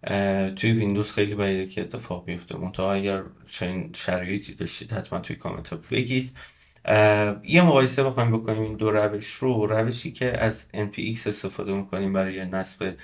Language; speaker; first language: Persian; native; Persian